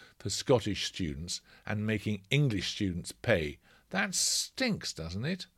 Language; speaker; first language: English; native; English